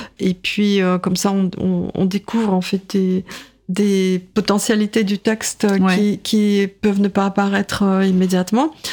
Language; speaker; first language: French; non-native, fluent; Russian